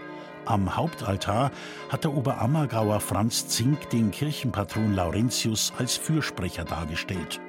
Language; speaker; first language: German; native; German